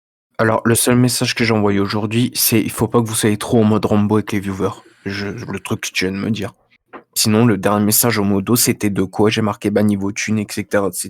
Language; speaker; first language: French; native; French